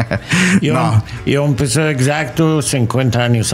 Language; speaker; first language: Spanish; non-native, learner; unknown